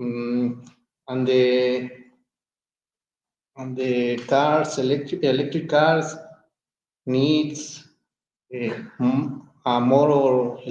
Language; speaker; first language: English; non-native, learner; Spanish